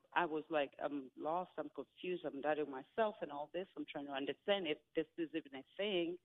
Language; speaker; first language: English; non-native, fluent; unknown